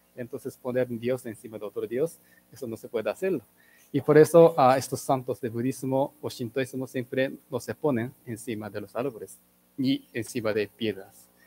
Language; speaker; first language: Spanish; non-native, fluent; Japanese